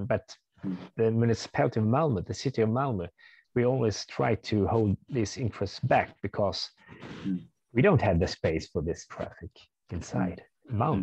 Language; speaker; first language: English; non-native, fluent; Swedish